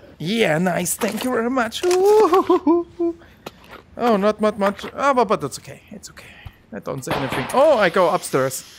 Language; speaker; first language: English; non-native, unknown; German